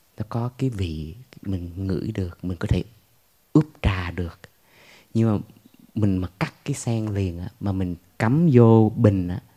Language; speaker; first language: Vietnamese; early bilingual, heritage; Vietnamese